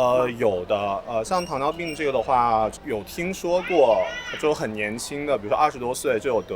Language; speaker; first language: Chinese; native; Chinese